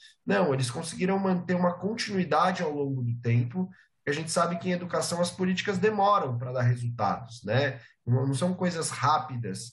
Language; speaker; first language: Portuguese; native; Portuguese